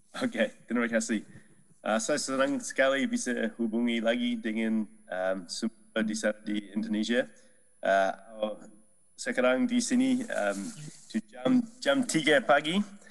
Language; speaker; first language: Indonesian; non-native, learner; Dutch